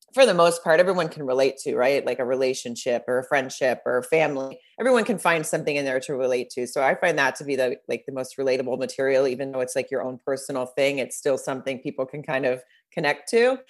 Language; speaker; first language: English; native; English